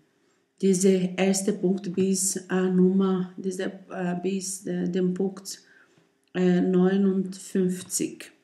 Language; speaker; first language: German; non-native, learner; Portuguese